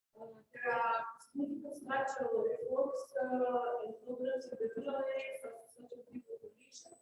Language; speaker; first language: English; non-native, fluent; Macedonian